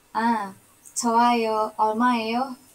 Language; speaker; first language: Korean; non-native, learner; Indonesian